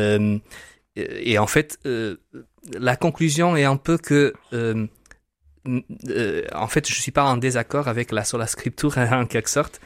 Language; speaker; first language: French; non-native, fluent; Portuguese